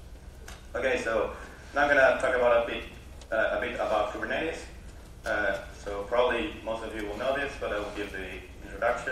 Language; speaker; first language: English; non-native, fluent; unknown